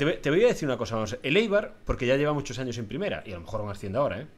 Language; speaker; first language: Spanish; native; Spanish